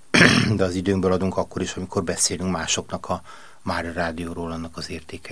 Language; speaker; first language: Hungarian; native; Hungarian